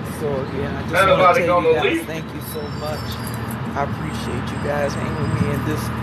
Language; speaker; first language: English; native; English